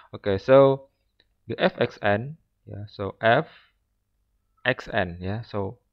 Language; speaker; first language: English; non-native, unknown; Indonesian